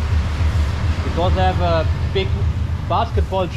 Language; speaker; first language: English; non-native, fluent; German